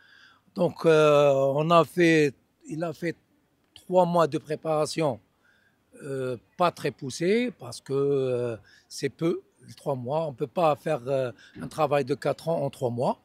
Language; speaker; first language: French; non-native, local second language; Arabic